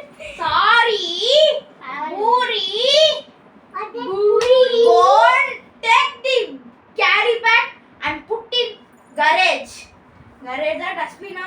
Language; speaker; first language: English; non-native, local second language; Tamil